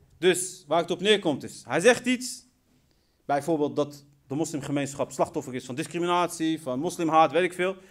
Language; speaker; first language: Dutch; early bilingual, other home language; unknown